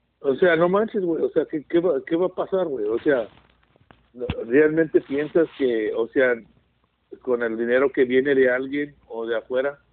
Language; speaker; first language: Spanish; early bilingual, heritage; Spanish